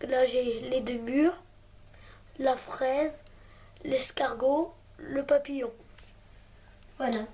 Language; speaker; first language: French; native; French